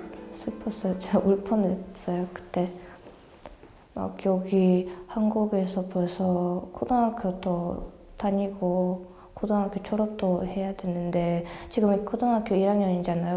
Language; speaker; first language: Korean; non-native, fluent; Russian